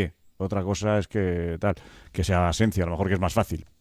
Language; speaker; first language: Spanish; native; Spanish